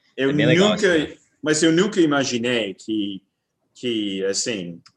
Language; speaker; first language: Portuguese; non-native, fluent; English